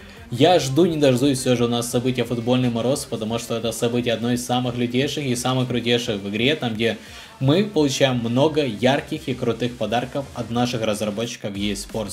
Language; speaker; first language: Russian; native; Russian